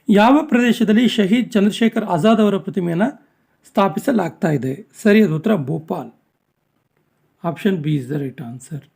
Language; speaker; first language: Kannada; native; Kannada